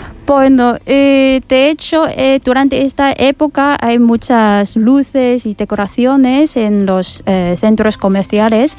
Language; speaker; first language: Spanish; non-native, fluent; Chinese